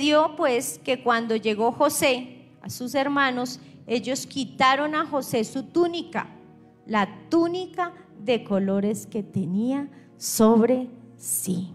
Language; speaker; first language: Spanish; native; Spanish